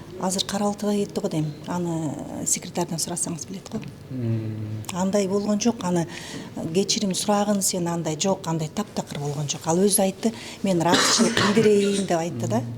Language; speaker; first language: Kyrgyz; native; Kyrgyz